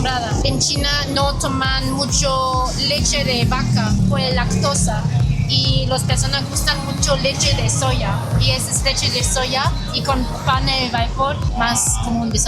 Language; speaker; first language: Spanish; non-native, learner; Chinese